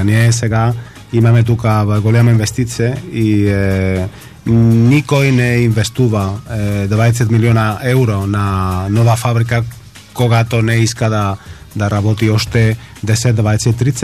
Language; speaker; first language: Bulgarian; non-native, learner; Spanish